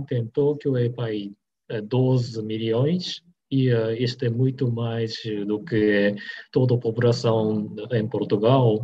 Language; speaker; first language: Portuguese; non-native, learner; Japanese